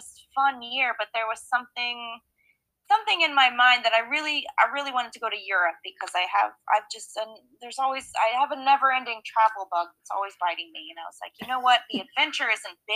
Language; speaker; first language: English; native; English